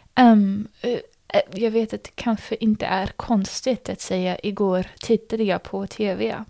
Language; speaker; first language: Swedish; non-native, learner; English